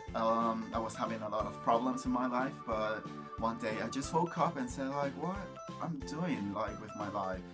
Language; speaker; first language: English; non-native, fluent; Spanish